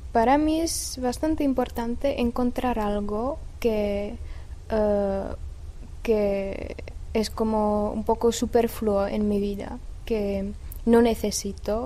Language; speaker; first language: Spanish; non-native, fluent; Czech